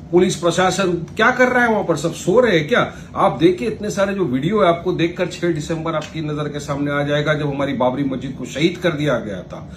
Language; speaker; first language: Hindi; native; Hindi